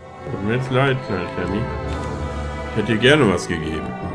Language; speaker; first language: German; native; German